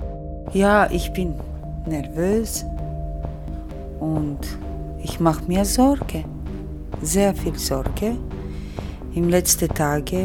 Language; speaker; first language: German; non-native, learner; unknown